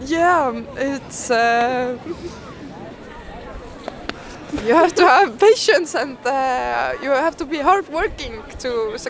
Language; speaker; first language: English; non-native, fluent; Estonian